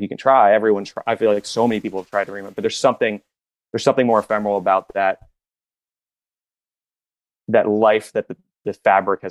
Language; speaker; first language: English; native; English